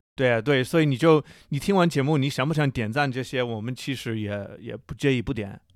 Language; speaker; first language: Chinese; non-native, fluent; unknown